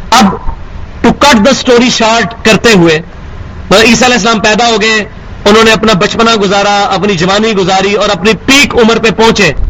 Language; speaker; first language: Urdu; non-native, local second language; Punjabi